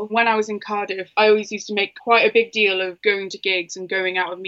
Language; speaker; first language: English; native; English